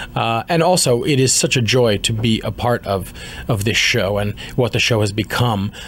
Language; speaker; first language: English; native; English